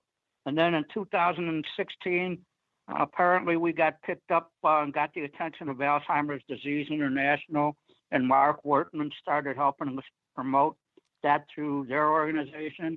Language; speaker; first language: English; native; English